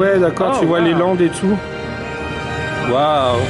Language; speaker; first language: French; native; French